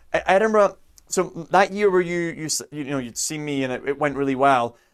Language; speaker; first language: English; native; English